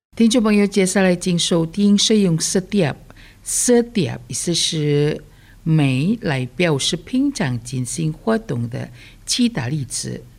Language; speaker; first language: Chinese; early bilingual, heritage; Chinese